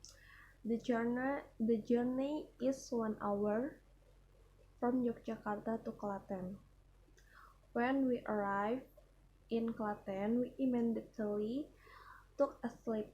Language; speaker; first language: English; non-native, learner; Indonesian